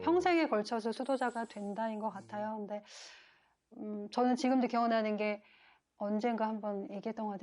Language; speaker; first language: Korean; native; Korean